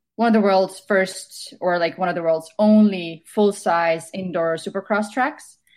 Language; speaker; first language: English; non-native, fluent; Estonian